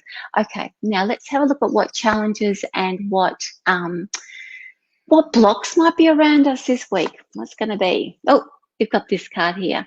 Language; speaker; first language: English; native; English